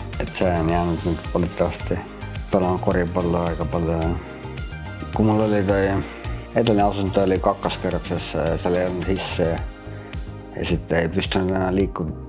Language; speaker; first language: Finnish; non-native, fluent; Estonian